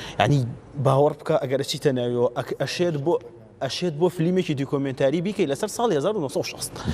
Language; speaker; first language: Central Kurdish; native; Central Kurdish